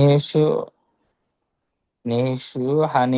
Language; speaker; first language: Chinese; non-native, learner; Bangla